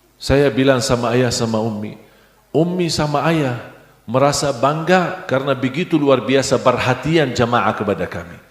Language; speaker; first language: Indonesian; non-native, fluent; Arabic